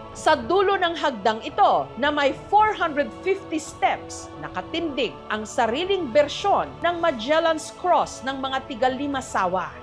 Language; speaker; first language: Filipino; native; Filipino